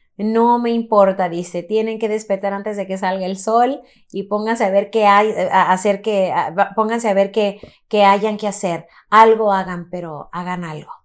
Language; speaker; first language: Spanish; early bilingual, heritage; Spanish